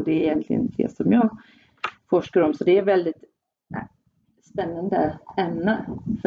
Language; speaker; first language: Swedish; non-native, fluent; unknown